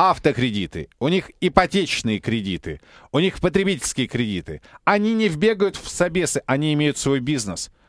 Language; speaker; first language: Russian; native; Russian